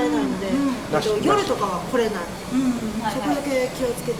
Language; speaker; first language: Japanese; native; Japanese